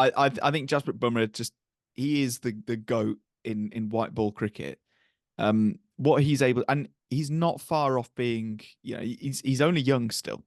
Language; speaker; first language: English; native; English